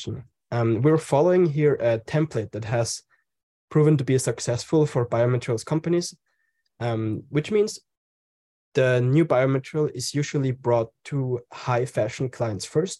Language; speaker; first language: English; non-native, fluent; German